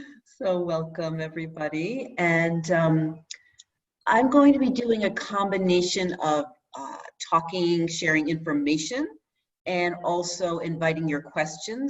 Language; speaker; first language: English; native; English